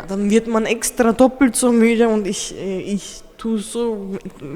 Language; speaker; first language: German; early bilingual, other home language; Turkish